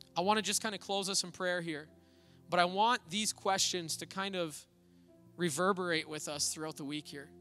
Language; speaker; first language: English; native; English